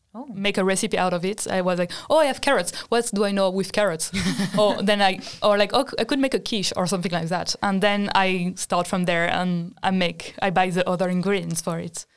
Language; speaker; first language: English; non-native, fluent; French